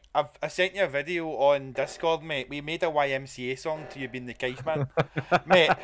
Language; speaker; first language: English; native; English